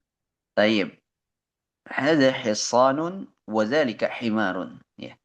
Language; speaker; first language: Arabic; non-native, fluent; Indonesian